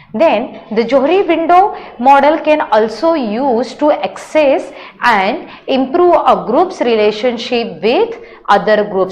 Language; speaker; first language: English; non-native, local second language; Hindi